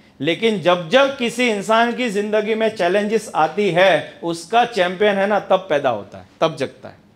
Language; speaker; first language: Hindi; non-native, local second language; Gujarati